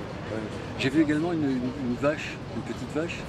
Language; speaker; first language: French; native; French